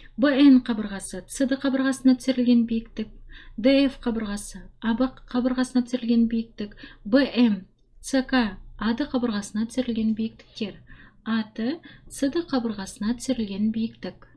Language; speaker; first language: Kazakh; native; Kazakh